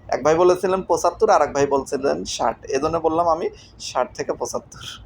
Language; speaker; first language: Bangla; native; Bangla